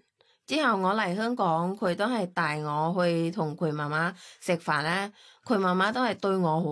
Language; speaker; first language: Cantonese; non-native, learner; Thai